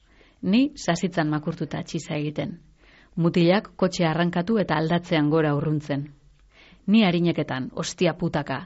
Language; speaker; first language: Basque; native; Basque